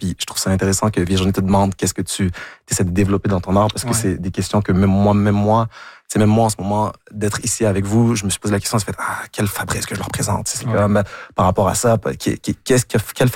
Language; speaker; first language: French; early bilingual, other home language; Haitian Creole